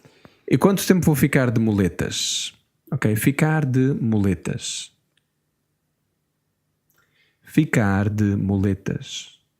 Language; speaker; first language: Portuguese; non-native, learner; English